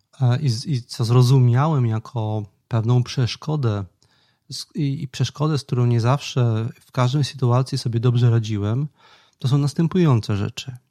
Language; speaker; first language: Polish; native; Polish